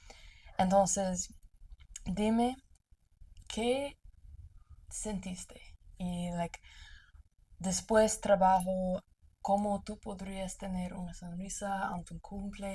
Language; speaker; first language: Spanish; non-native, learner; English